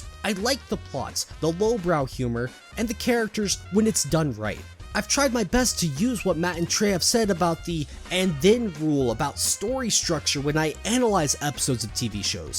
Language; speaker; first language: English; native; English